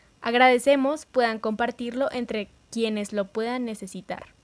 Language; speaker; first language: Spanish; native; Spanish